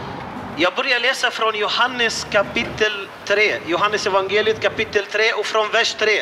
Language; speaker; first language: Swedish; non-native, fluent; Arabic